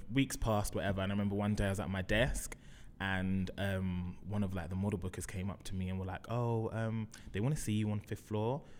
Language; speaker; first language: English; native; English